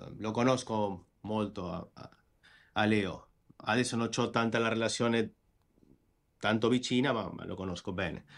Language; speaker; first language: Italian; non-native, fluent; Spanish